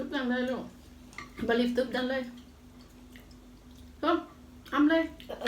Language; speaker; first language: Thai; native; Thai